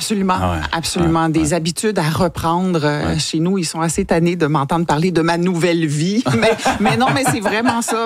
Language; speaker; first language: French; native; French